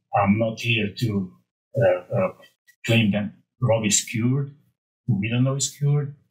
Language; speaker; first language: English; non-native, fluent; Romanian